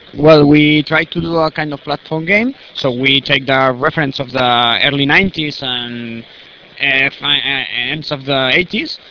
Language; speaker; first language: English; non-native, learner; Spanish